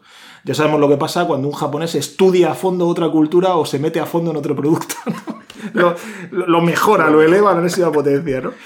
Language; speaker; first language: Spanish; native; Spanish